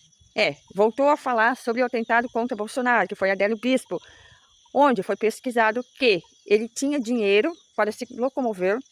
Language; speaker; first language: Portuguese; native; Portuguese